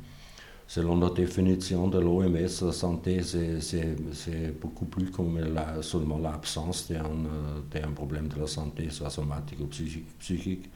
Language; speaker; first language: French; non-native, fluent; German